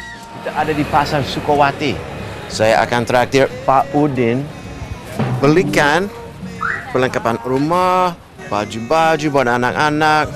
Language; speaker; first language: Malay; non-native, fluent; English